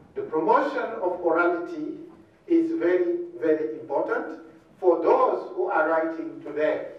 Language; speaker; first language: English; non-native, fluent; Luba-Lulua